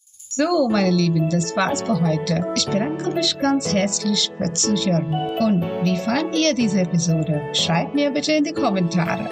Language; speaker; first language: German; non-native, fluent; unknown